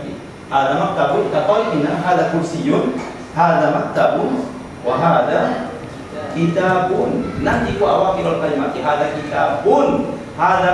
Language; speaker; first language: Arabic; non-native, learner; Malay